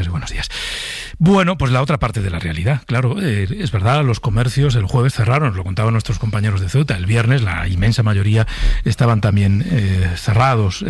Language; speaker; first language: Spanish; native; Spanish